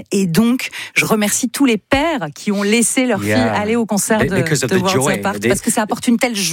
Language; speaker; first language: French; native; French